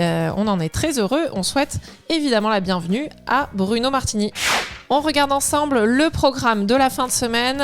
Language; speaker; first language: French; native; French